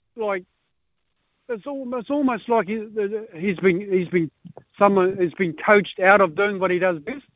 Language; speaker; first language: English; native; English